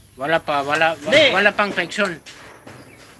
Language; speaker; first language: Filipino; non-native, learner; German